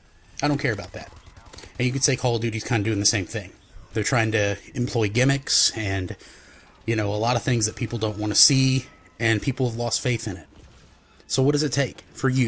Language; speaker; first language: English; native; English